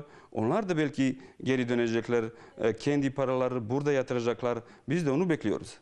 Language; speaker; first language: Turkish; non-native, fluent; Bosnian